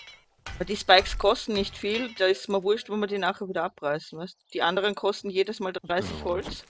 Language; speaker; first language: German; native; German